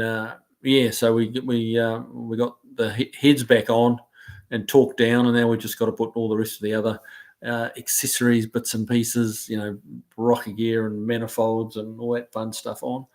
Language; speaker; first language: English; native; English